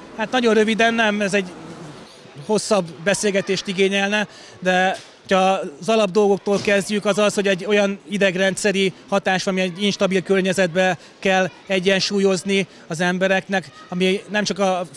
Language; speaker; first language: Hungarian; native; Hungarian